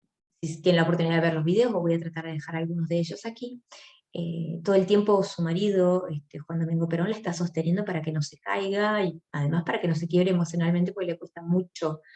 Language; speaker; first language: Spanish; native; Spanish